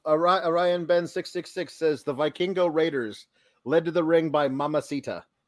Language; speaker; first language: English; native; English